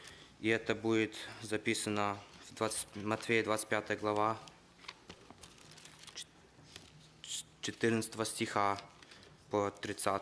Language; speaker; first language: Russian; early bilingual, heritage; Russian